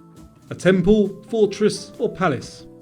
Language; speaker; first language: English; native; English